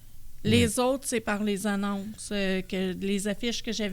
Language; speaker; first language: French; native; French